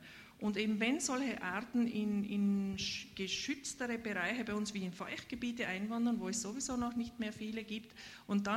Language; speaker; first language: German; native; German